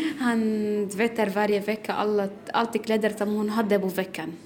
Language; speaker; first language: Swedish; non-native, learner; Arabic